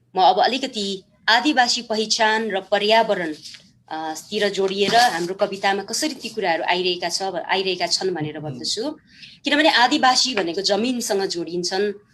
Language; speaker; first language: Nepali; non-native, local second language; Eastern Tamang